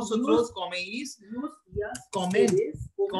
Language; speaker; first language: Spanish; non-native, fluent; Hindi